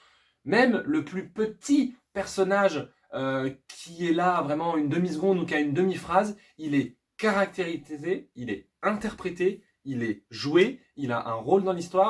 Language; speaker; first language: French; native; French